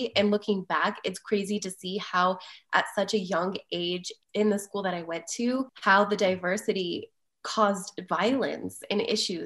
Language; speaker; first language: English; native; English